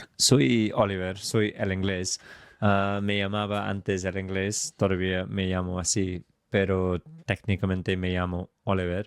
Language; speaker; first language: Spanish; non-native, fluent; English